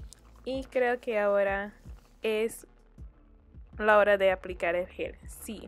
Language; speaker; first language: Spanish; early bilingual, heritage; Spanish